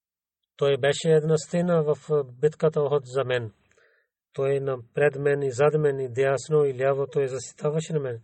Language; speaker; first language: Bulgarian; non-native, learner; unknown